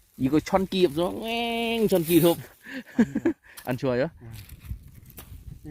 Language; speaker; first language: Korean; non-native, learner; Thai